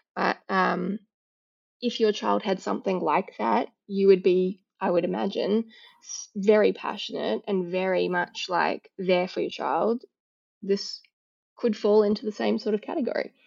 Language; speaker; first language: English; native; English